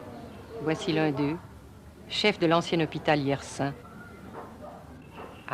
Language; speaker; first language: French; native; French